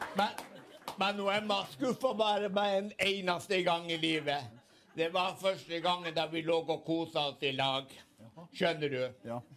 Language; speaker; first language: Norwegian; native; Norwegian